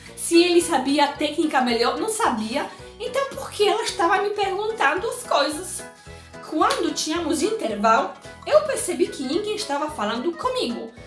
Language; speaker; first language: Portuguese; non-native, fluent; Polish